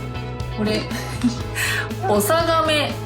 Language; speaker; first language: Japanese; native; Japanese